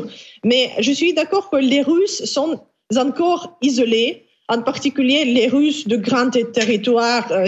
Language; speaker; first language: French; non-native, fluent; Ukrainian